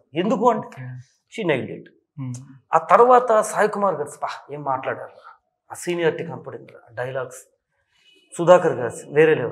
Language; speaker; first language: Telugu; native; Telugu